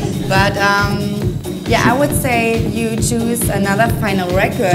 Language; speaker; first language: English; non-native, fluent; German